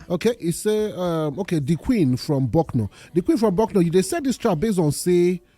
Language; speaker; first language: Nigerian Pidgin; native; Nigerian Pidgin